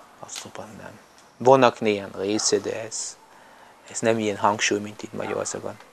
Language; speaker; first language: Hungarian; non-native, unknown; German